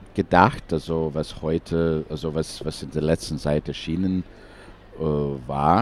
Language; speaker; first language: German; non-native, fluent; English